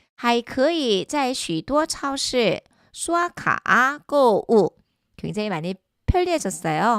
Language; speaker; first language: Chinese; non-native, fluent; Korean